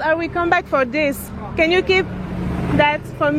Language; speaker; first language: English; non-native, learner; French